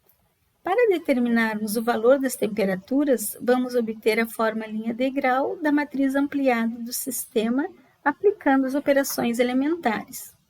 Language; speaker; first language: Portuguese; native; Portuguese